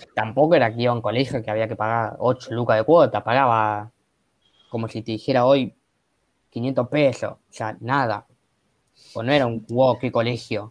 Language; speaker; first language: Spanish; native; Spanish